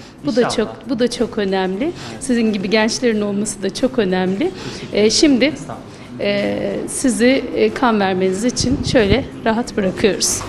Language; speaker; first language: Turkish; native; Turkish